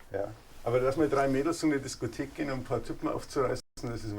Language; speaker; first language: German; native; German